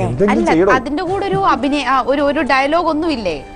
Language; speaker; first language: Malayalam; native; Malayalam